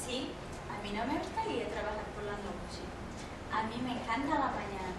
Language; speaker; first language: Spanish; non-native, fluent; Portuguese